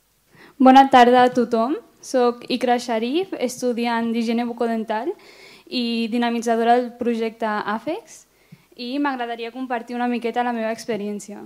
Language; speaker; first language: Catalan; early bilingual, other home language; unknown